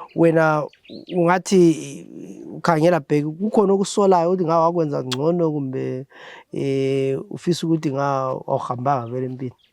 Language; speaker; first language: Zulu; native; Zulu